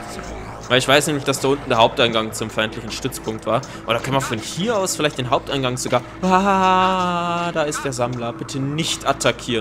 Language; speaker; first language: German; native; German